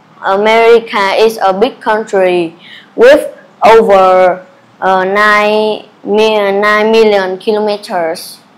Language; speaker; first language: English; non-native, learner; Vietnamese